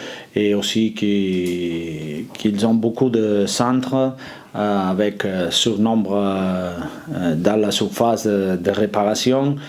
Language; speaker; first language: French; non-native, fluent; Spanish